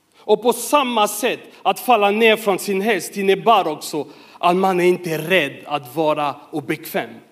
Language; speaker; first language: Swedish; non-native, fluent; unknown